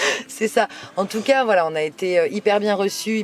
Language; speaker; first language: French; native; French